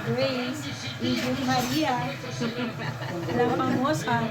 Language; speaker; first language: Spanish; non-native, learner; Filipino